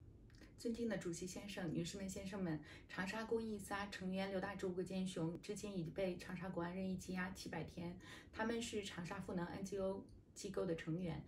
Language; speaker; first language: Chinese; native; Chinese